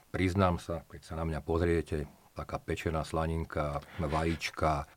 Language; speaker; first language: Slovak; native; Slovak